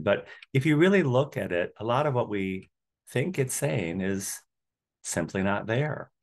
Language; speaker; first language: English; native; English